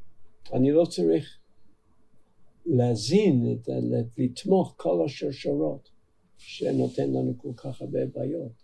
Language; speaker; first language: Hebrew; non-native, fluent; English